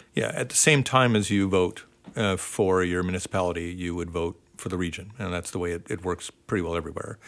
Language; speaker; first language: English; native; English